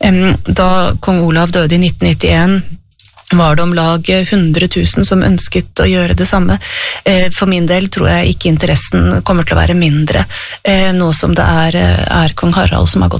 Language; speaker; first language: Norwegian; native; Norwegian